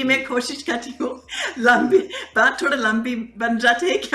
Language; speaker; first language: Hindi; non-native, fluent; English